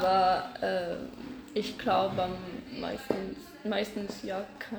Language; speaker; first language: German; non-native, learner; French